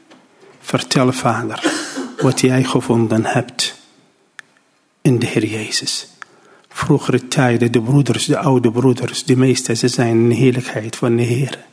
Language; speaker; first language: Dutch; non-native, learner; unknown